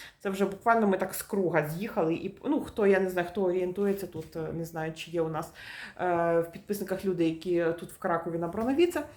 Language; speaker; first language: Ukrainian; native; Ukrainian